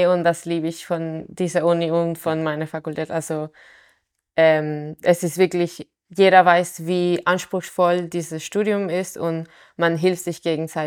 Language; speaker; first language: German; non-native, fluent; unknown